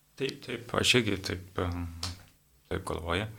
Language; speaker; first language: Lithuanian; non-native, learner; English